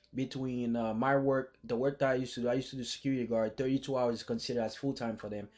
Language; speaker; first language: English; early bilingual, other home language; Haitian Creole